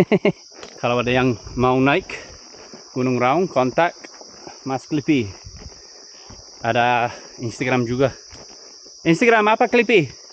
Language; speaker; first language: Indonesian; non-native, fluent; English